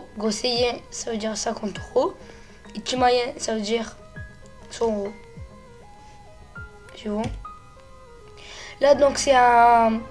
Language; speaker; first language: French; early bilingual, other home language; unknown